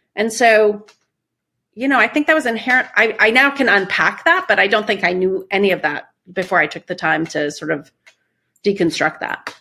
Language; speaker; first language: English; early bilingual, other home language; Persian